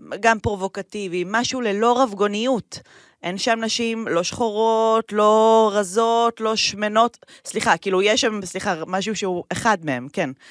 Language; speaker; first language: Hebrew; native; Hebrew